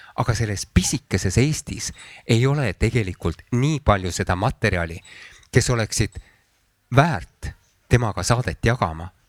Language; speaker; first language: Estonian; native; Estonian